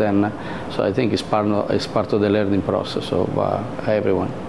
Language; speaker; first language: English; non-native, fluent; Italian